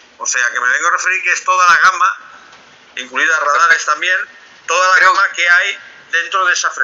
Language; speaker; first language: Spanish; native; Spanish